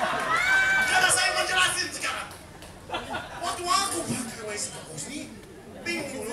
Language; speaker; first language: Indonesian; non-native, fluent; English